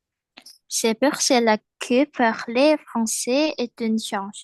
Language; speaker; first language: French; non-native, learner; Indonesian